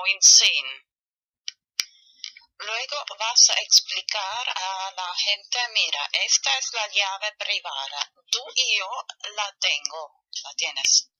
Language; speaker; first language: Spanish; non-native, learner; German